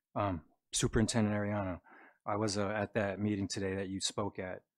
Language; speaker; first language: English; native; English